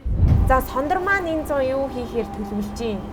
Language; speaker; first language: Mongolian; native; Mongolian